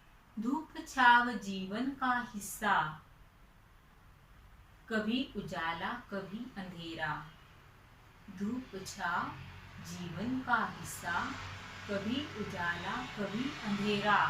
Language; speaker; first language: Hindi; non-native, local second language; Marathi